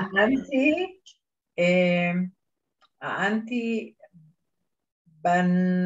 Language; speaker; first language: Hebrew; native; Hebrew